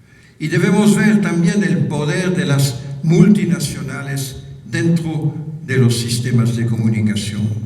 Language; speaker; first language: Spanish; non-native, fluent; French